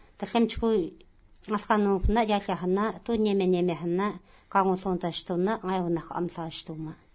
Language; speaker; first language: Russian; non-native, local second language; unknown